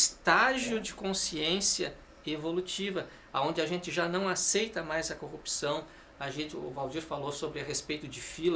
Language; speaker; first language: Portuguese; native; Portuguese